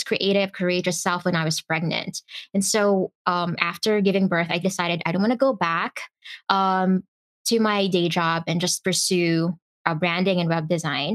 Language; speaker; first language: English; non-native, local second language; Filipino